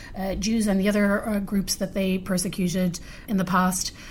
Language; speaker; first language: English; native; English